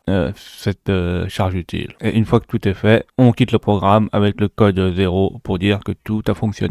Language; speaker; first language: French; native; French